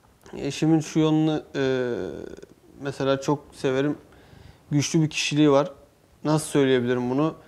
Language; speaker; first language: Turkish; non-native, fluent; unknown